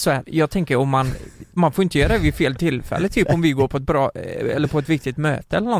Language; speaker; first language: Swedish; native; Swedish